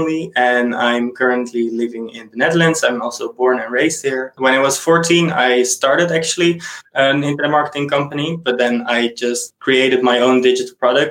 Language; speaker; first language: English; non-native, fluent; Dutch